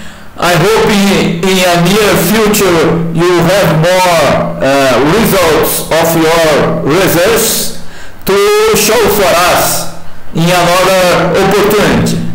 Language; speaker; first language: English; non-native, learner; Portuguese